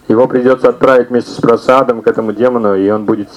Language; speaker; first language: Russian; native; Russian